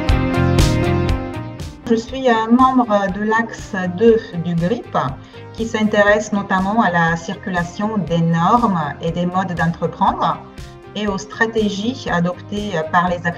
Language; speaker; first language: French; non-native, fluent; Bulgarian